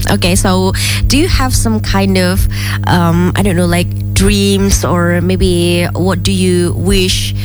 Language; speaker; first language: English; non-native, fluent; Indonesian